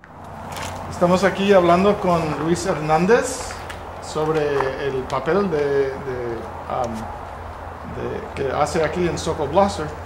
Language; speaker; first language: Spanish; non-native, fluent; English